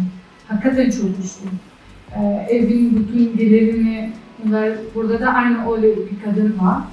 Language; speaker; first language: Turkish; non-native, fluent; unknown